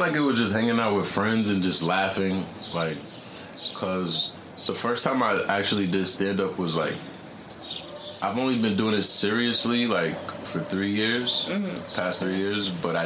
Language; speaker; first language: English; native; English